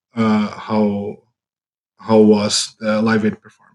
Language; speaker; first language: English; non-native, fluent; Portuguese